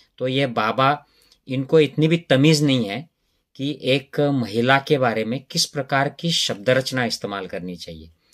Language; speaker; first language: Hindi; non-native, local second language; Marathi